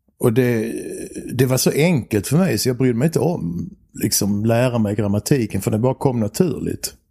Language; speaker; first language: Swedish; native; Swedish